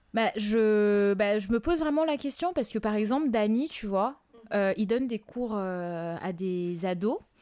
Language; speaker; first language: French; non-native, local second language; Malagasy